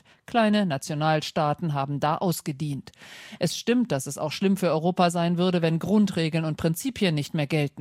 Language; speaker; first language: German; native; German